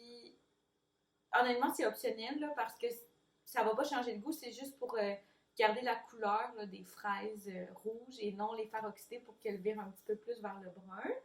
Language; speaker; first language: French; native; French